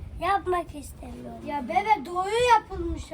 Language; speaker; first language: Turkish; native; Turkish